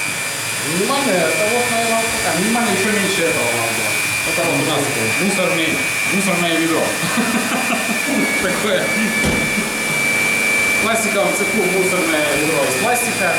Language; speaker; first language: Russian; native; Russian